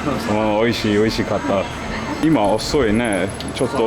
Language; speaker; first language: Japanese; non-native, learner; English